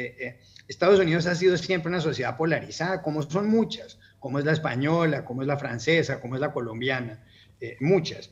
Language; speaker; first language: Spanish; native; Spanish